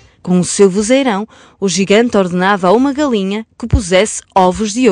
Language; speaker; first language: Portuguese; native; Portuguese